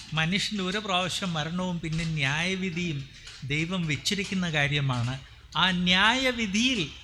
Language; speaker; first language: Malayalam; non-native, local second language; Hindi